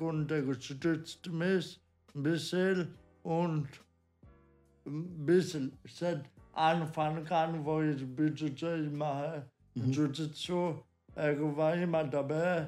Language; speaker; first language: German; non-native, learner; Polish